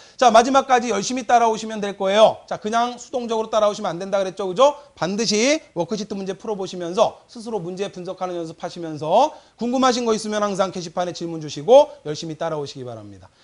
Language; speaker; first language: Korean; native; Korean